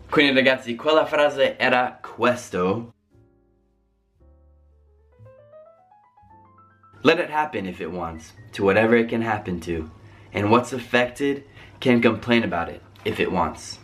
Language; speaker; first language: English; native; English